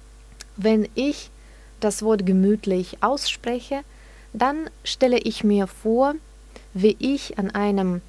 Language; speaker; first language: German; non-native, fluent; Russian